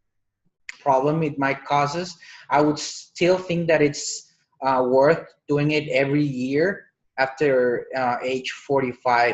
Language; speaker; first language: English; non-native, fluent; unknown